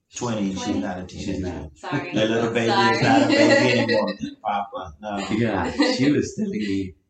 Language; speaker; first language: English; non-native, fluent; Spanish